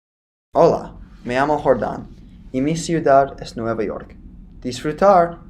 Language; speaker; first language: Spanish; non-native, learner; English